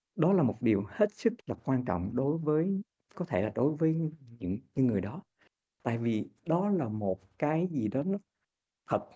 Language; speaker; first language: Vietnamese; native; Vietnamese